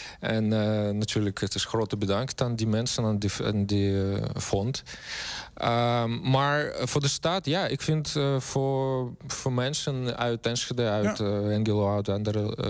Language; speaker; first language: Dutch; non-native, learner; Russian